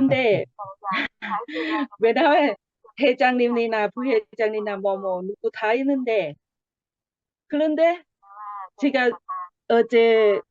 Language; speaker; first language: Korean; non-native, learner; Thai